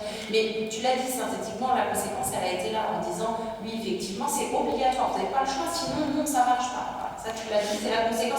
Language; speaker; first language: French; native; French